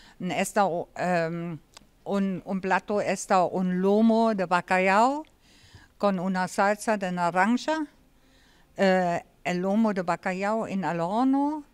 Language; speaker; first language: Spanish; non-native, learner; German